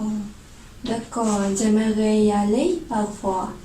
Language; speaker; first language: French; non-native, learner; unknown